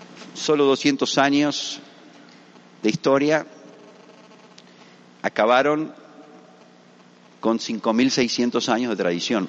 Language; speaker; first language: Spanish; native; Spanish